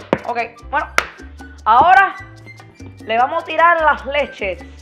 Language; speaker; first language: Spanish; early bilingual, heritage; Spanish